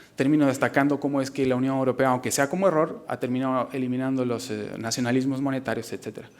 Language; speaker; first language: Spanish; native; Spanish